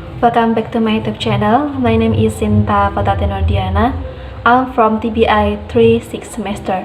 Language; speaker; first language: English; non-native, learner; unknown